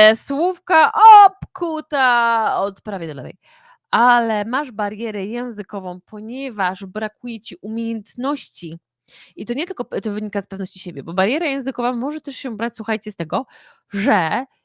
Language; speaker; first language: Polish; native; Polish